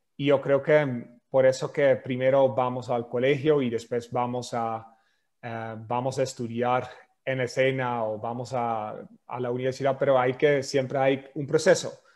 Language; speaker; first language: Spanish; non-native, fluent; Dutch